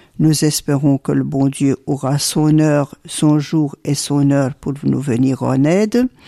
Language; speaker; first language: French; early bilingual, other home language; Italian